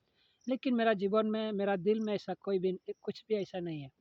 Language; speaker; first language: Hindi; non-native, local second language; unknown